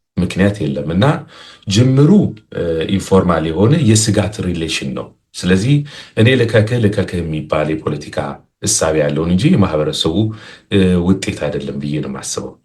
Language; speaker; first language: Amharic; non-native, local second language; Tigrinya